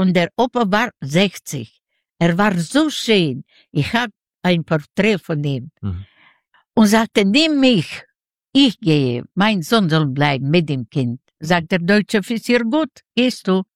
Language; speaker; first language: German; non-native, fluent; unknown